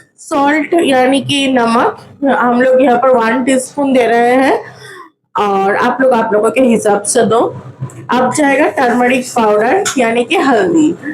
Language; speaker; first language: Hindi; non-native, local second language; Bangla